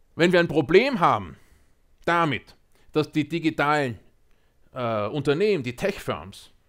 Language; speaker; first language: German; native; German